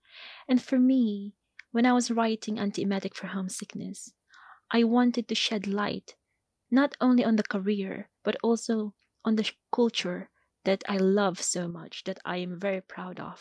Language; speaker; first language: English; non-native, local second language; Filipino